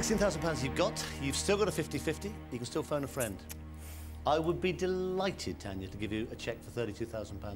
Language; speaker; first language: English; native; English